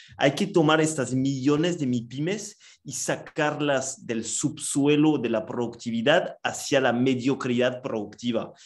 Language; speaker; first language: Spanish; non-native, fluent; French